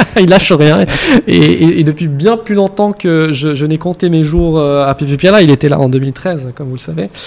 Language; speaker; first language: French; non-native, local second language; Arabic